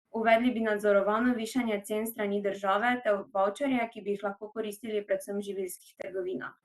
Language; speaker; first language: Slovenian; native; Slovenian